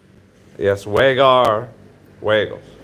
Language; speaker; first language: Spanish; non-native, learner; English